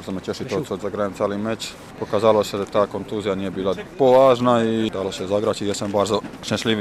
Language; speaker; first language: Polish; non-native, fluent; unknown